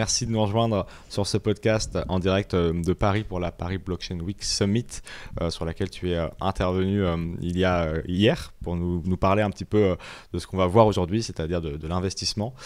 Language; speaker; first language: French; native; French